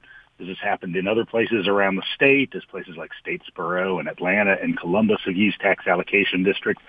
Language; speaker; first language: English; native; English